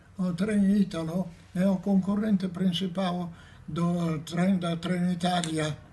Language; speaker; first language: Portuguese; non-native, fluent; Italian